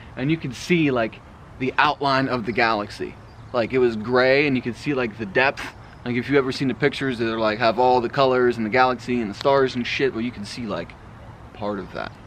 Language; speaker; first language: English; native; English